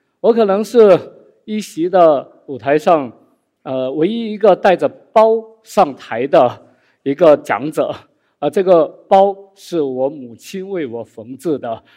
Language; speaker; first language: Chinese; native; Chinese